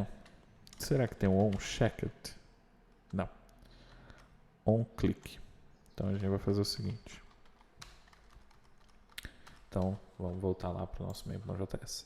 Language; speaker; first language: Portuguese; native; Portuguese